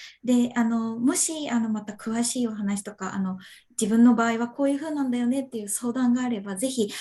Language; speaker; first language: Japanese; native; Japanese